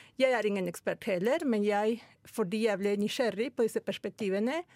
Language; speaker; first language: Norwegian; non-native, fluent; Spanish